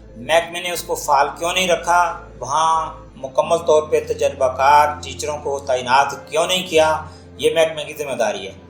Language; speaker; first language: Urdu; non-native, local second language; Northern Hindko